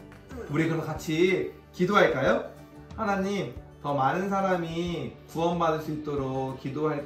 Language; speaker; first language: Korean; native; Korean